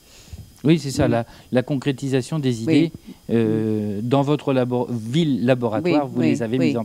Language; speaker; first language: French; native; French